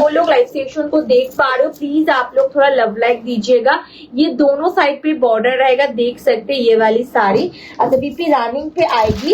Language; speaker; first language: Hindi; non-native, local second language; Bangla